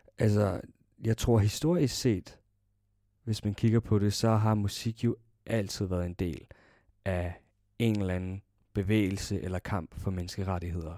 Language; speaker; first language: Danish; early bilingual, other home language; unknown